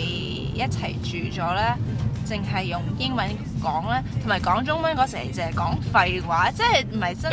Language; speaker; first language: Cantonese; early bilingual, heritage; Cantonese